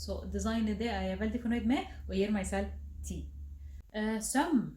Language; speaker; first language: Norwegian; non-native, fluent; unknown